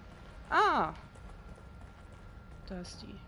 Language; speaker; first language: German; native; German